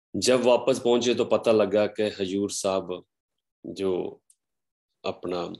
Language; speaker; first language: Hindi; non-native, local second language; Punjabi